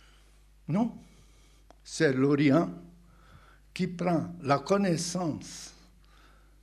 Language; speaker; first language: French; non-native, fluent; Portuguese